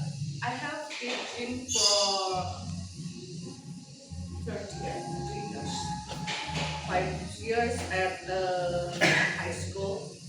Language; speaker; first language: English; non-native, learner; Indonesian